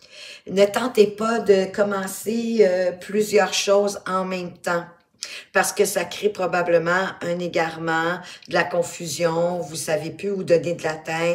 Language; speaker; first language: French; native; French